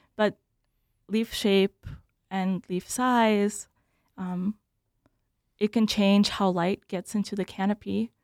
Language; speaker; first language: English; native; English